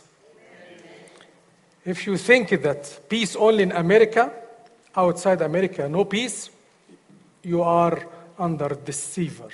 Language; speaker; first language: English; non-native, learner; Arabic